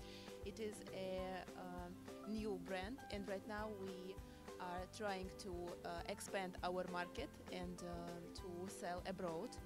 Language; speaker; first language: English; non-native, fluent; Russian